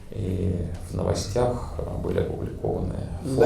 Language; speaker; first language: Russian; native; Russian